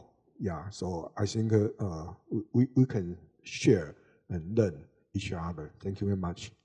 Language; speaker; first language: English; non-native, learner; Chinese